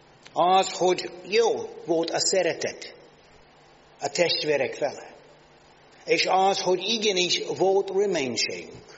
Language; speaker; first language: Hungarian; non-native, learner; English